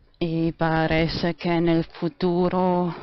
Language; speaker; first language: Spanish; non-native, fluent; German